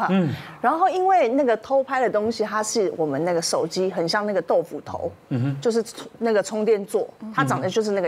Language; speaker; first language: Chinese; native; Chinese